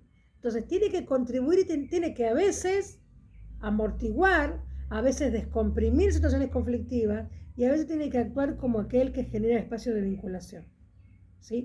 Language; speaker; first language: Spanish; native; Spanish